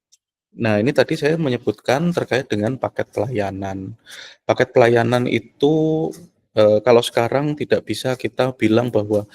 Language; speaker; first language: Indonesian; native; Indonesian